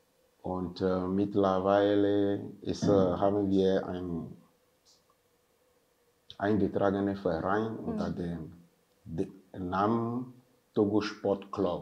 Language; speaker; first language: German; non-native, fluent; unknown